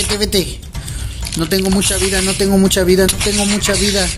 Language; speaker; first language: Spanish; native; Spanish